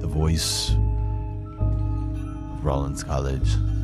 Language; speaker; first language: English; native; English